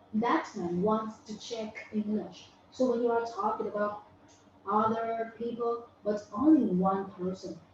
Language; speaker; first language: English; non-native, fluent; Vietnamese